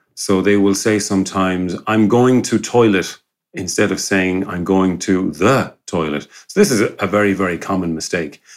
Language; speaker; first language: English; native; English